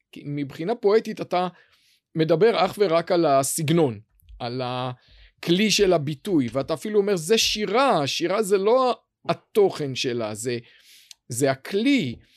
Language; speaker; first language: Hebrew; native; Hebrew